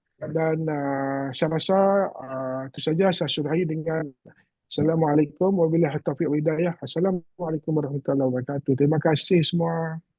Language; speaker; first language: Malay; native; Malay